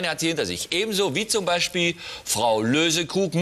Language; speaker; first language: German; native; German